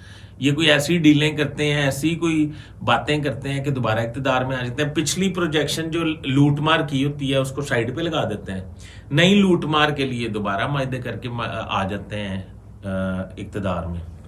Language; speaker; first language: Urdu; native; Urdu